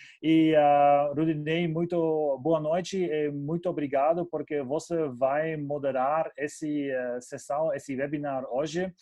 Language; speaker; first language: Portuguese; non-native, fluent; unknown